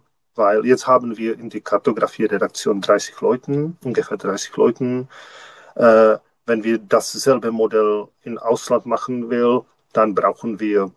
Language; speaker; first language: German; non-native, learner; Czech